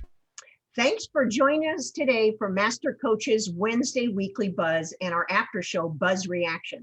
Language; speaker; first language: English; native; English